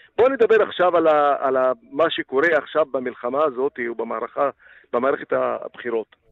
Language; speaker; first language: Hebrew; non-native, local second language; Arabic